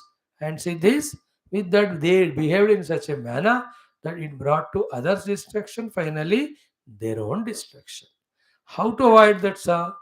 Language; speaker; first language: English; non-native, local second language; Hindi